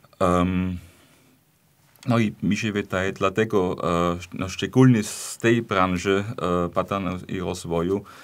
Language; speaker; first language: Polish; non-native, fluent; German